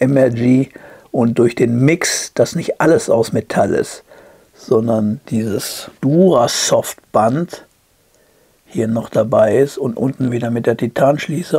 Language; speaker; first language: German; native; German